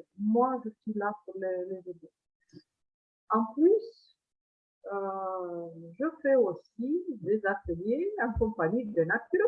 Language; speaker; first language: French; non-native, fluent; Italian